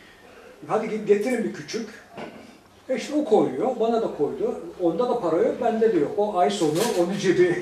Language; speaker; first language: Turkish; native; Turkish